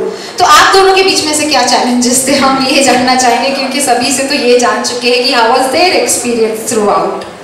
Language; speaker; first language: Hindi; native; Hindi